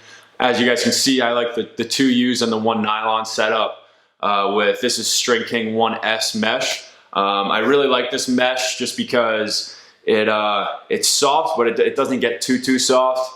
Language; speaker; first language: English; native; English